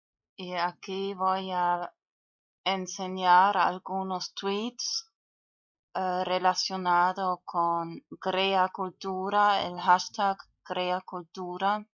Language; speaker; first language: Spanish; non-native, fluent; German